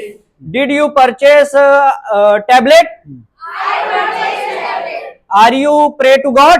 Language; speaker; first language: English; non-native, learner; Hindi